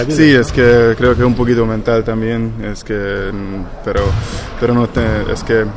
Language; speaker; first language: Spanish; non-native, learner; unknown